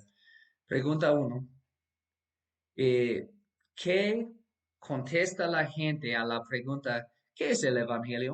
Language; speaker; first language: Spanish; non-native, fluent; English